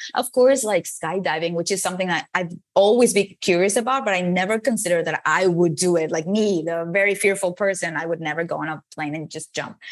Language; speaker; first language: English; non-native, fluent; Spanish